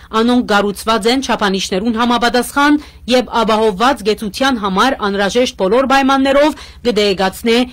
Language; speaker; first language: Armenian; early bilingual, heritage; Armenian